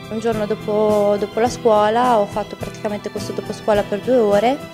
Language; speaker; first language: Italian; early bilingual, other home language; Arabic